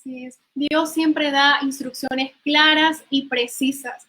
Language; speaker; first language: Spanish; native; Spanish